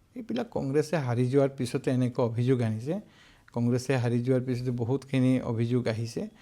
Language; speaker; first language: Assamese; non-native, local second language; Bangla